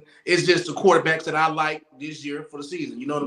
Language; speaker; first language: English; native; English